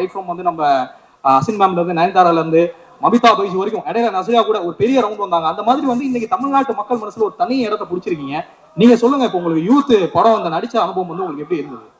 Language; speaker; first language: Tamil; native; Tamil